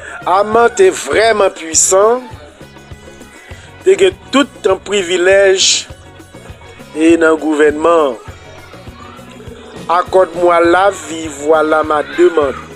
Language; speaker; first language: French; non-native, local second language; Haitian Creole